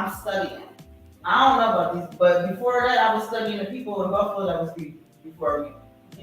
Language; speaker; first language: English; native; English